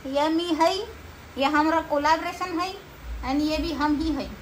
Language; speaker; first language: Hindi; non-native, local second language; Marathi